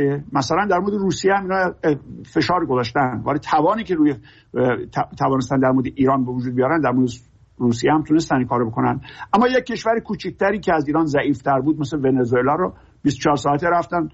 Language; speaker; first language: Persian; native; Persian